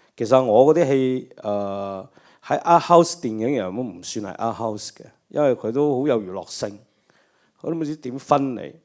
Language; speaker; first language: Cantonese; native; Cantonese